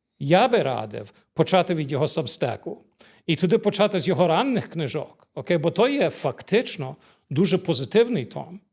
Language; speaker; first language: Ukrainian; early bilingual, heritage; Ukrainian